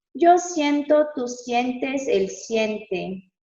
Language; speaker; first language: Spanish; non-native, fluent; Portuguese